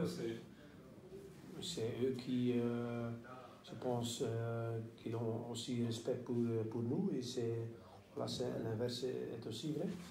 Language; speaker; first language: French; non-native, local second language; Dutch